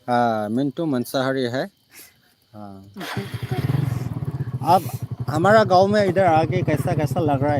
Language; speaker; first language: Hindi; non-native, local second language; Bodo